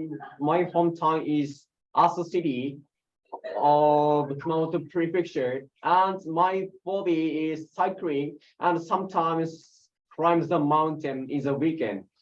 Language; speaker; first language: English; non-native, learner; Japanese